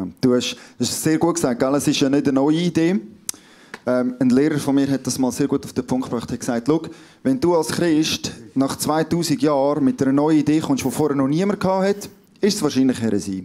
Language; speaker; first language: German; native; German